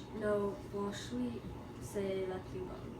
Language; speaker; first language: French; non-native, learner; English